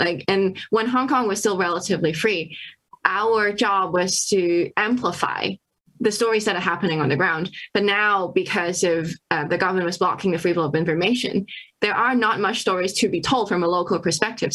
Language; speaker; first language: English; non-native, local second language; Cantonese